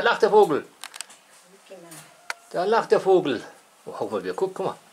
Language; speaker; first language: German; native; German